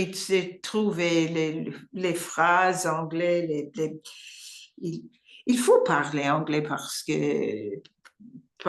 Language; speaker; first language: French; non-native, learner; English